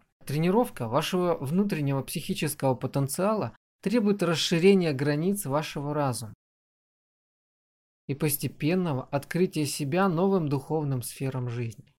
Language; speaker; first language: Russian; native; Russian